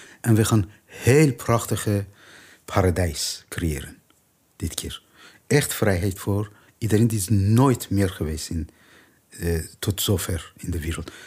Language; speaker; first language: Dutch; non-native, learner; Persian